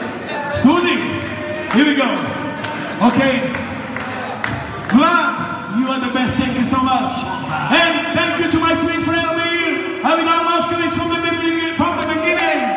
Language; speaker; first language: English; non-native, fluent; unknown